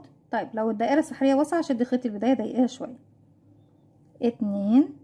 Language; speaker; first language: Arabic; native; Arabic